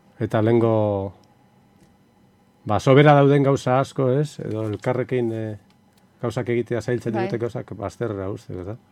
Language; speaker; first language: Basque; native; Basque